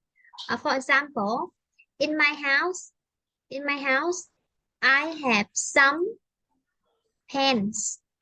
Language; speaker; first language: English; non-native, fluent; Vietnamese